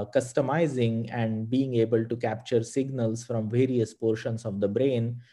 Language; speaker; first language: English; non-native, local second language; Marathi